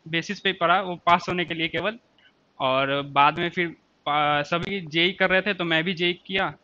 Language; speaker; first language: Hindi; native; Hindi